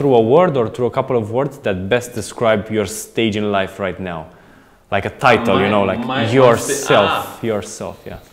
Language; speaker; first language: English; non-native, fluent; Romanian